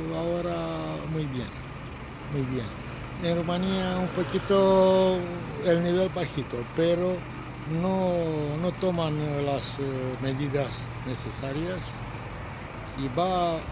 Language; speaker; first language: Spanish; non-native, learner; Romanian